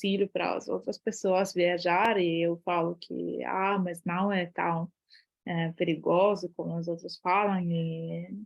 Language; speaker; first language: Portuguese; non-native, fluent; Ukrainian